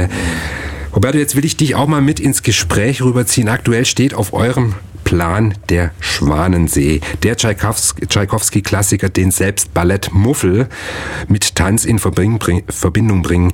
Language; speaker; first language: German; native; German